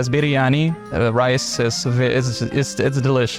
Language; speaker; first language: English; non-native, fluent; Russian